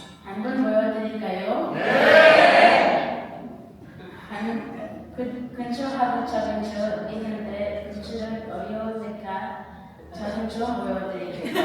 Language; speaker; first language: Korean; non-native, learner; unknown